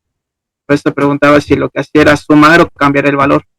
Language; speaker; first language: Spanish; native; Spanish